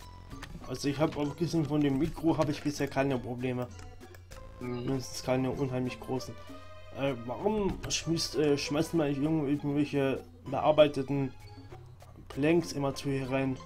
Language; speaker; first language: German; native; German